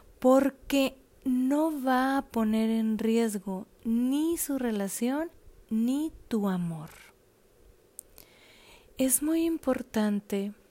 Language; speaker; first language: Spanish; native; Spanish